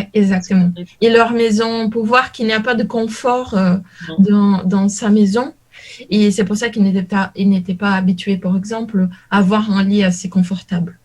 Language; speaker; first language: French; non-native, learner; Portuguese